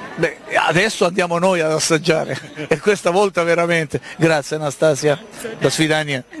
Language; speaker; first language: Italian; native; Italian